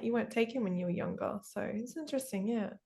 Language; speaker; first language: English; native; English